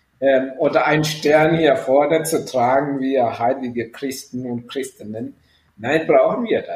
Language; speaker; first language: German; non-native, fluent; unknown